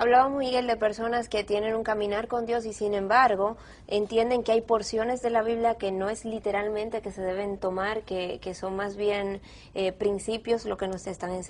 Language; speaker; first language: Spanish; native; Spanish